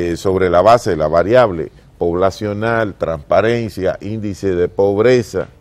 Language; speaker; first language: Spanish; native; Spanish